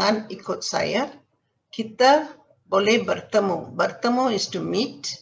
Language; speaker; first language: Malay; non-native, fluent; Tamil